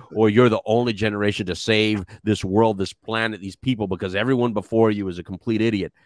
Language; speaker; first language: English; native; English